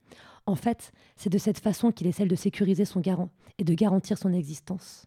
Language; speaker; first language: French; native; French